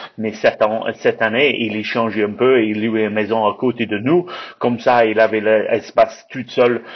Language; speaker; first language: French; non-native, learner; English